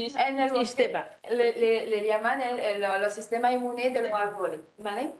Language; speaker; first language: Spanish; non-native, fluent; French